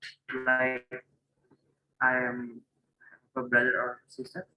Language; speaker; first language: English; non-native, learner; Indonesian